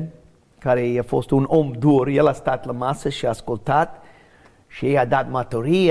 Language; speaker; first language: Romanian; non-native, learner; English